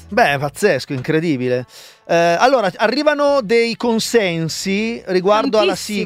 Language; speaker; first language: Italian; native; Italian